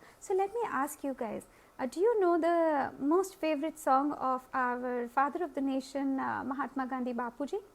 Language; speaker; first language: English; non-native, local second language; Hindi